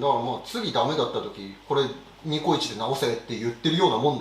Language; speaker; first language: Japanese; native; Japanese